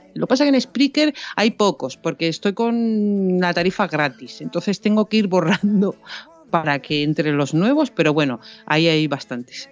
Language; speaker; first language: Spanish; native; Spanish